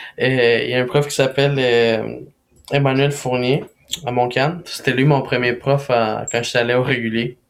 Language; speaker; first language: French; non-native, fluent; Spanish